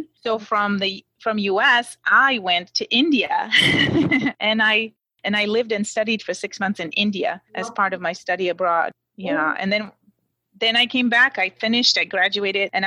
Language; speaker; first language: English; non-native, fluent; Slovak